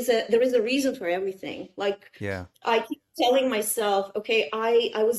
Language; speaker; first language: English; non-native, fluent; Russian